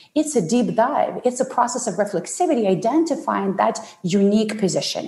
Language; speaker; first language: English; non-native, fluent; Ukrainian